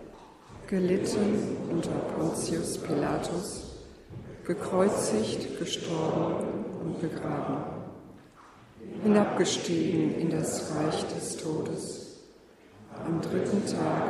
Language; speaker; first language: German; native; German